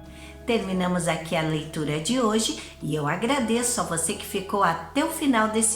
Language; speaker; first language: Portuguese; native; Portuguese